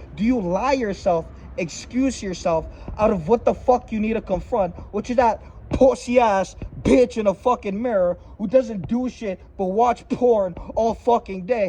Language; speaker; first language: English; native; English